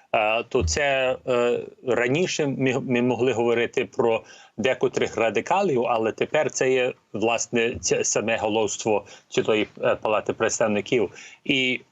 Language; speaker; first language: Ukrainian; early bilingual, heritage; Ukrainian